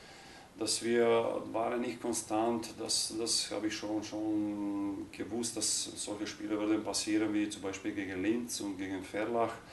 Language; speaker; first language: German; non-native, learner; Croatian